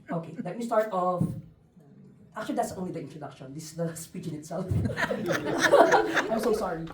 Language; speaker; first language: English; non-native, local second language; Filipino